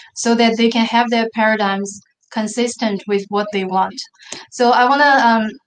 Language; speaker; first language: English; non-native, fluent; Chinese